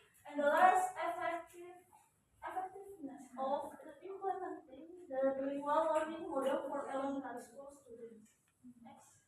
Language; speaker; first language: English; non-native, learner; Indonesian